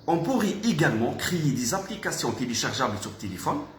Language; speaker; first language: French; non-native, local second language; Arabic